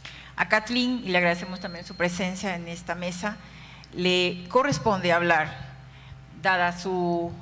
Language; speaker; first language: Spanish; native; Spanish